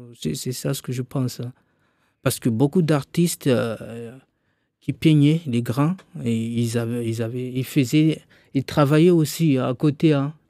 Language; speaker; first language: French; non-native, local second language; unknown